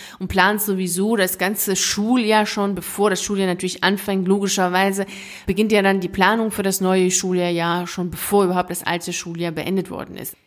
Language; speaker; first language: German; native; German